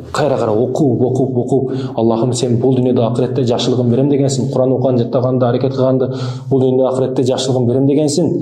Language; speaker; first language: Kyrgyz; native; Kyrgyz